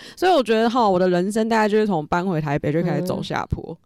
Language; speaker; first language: Chinese; native; Chinese